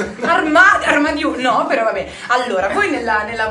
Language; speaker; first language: Italian; native; Italian